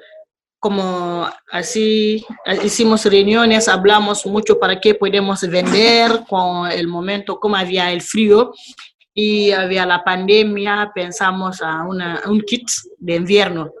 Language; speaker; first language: Spanish; non-native, learner; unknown